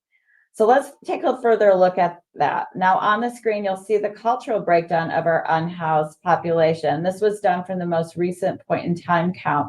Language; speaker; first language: English; native; English